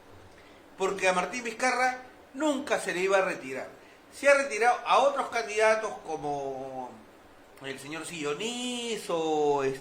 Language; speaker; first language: Spanish; native; Spanish